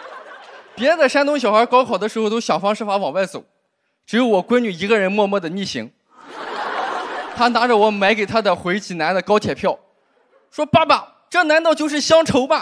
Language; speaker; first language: Chinese; native; Chinese